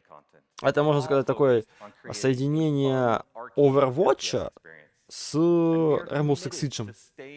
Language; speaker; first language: Russian; native; Russian